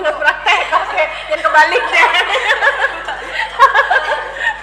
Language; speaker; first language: Indonesian; native; Indonesian